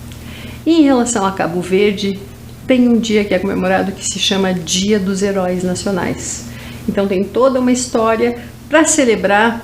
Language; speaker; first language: Portuguese; native; Portuguese